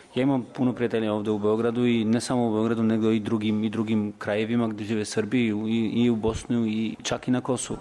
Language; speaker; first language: Serbian; non-native, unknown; Albanian